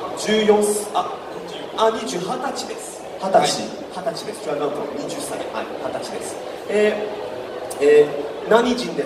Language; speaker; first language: Japanese; non-native, fluent; French